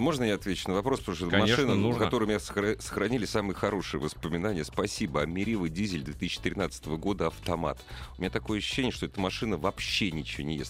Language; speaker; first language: Russian; native; Russian